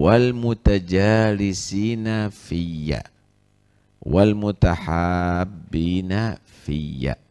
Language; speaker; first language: Arabic; non-native, fluent; Indonesian